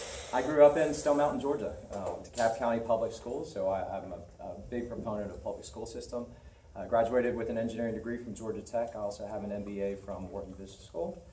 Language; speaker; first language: English; native; English